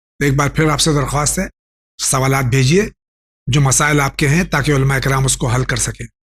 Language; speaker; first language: Urdu; native; Urdu